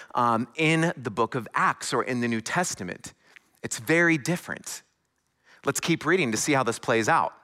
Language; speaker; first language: English; native; English